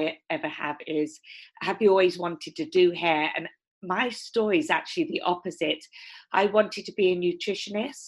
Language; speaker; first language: English; native; English